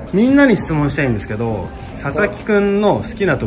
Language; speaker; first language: Japanese; native; Japanese